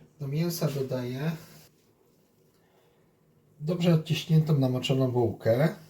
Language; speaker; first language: Polish; native; Polish